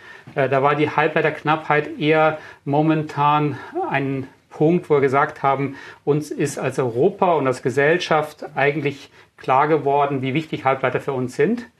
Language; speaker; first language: German; native; German